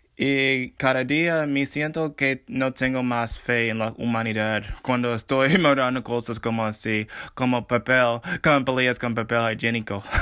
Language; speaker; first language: Spanish; non-native, learner; English